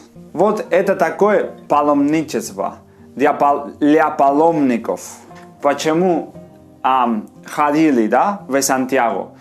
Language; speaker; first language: Russian; non-native, fluent; Spanish